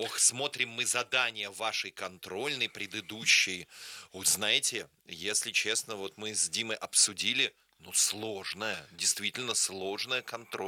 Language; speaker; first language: Russian; native; Russian